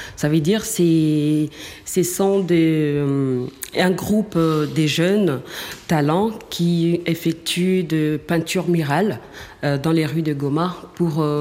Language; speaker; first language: French; non-native, local second language; Swahili